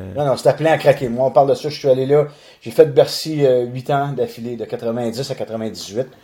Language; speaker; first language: French; native; French